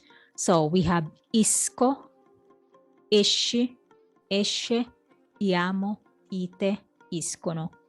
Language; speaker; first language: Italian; non-native, fluent; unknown